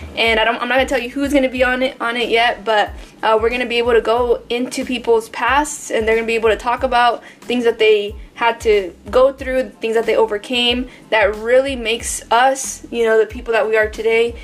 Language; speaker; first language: English; early bilingual, other home language; Spanish